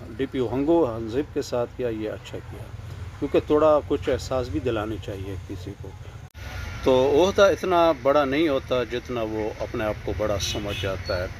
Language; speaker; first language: Urdu; non-native, local second language; Pashto